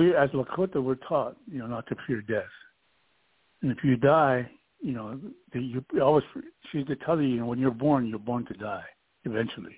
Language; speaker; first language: English; early bilingual, other home language; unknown